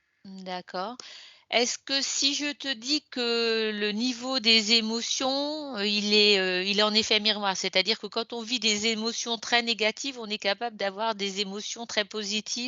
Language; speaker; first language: French; native; French